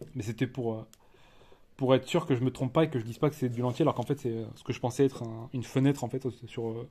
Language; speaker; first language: French; native; French